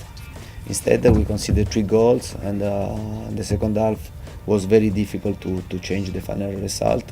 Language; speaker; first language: English; non-native, fluent; Italian